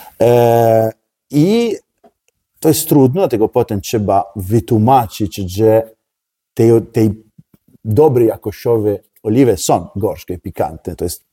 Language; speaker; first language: Polish; non-native, learner; Italian